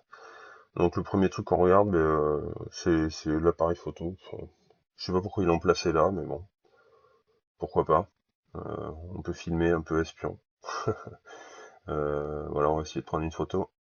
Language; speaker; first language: French; native; French